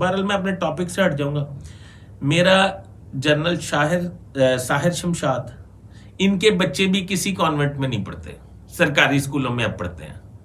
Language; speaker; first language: Urdu; native; Urdu